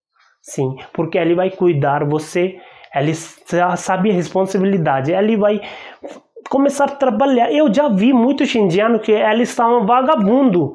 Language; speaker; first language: Portuguese; non-native, learner; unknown